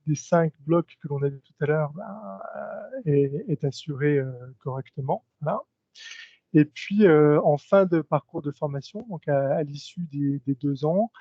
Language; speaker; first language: French; native; French